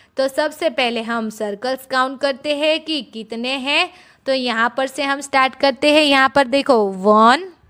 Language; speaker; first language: Hindi; non-native, local second language; Gujarati